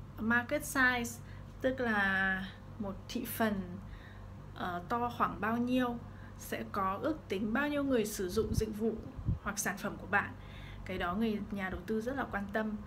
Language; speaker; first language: Vietnamese; early bilingual, heritage; Vietnamese